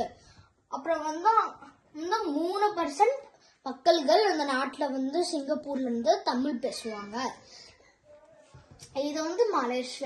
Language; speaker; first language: Tamil; early bilingual, heritage; Tamil